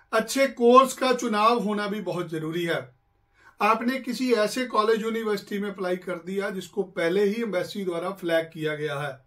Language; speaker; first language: Hindi; non-native, local second language; Punjabi